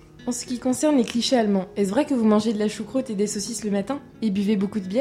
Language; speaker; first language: French; native; French